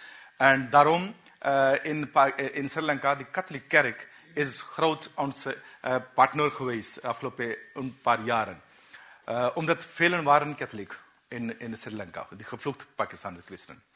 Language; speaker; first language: Dutch; non-native, learner; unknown